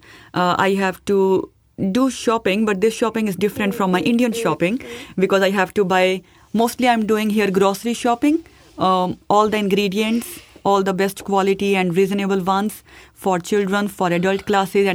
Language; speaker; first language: English; non-native, local second language; Hindi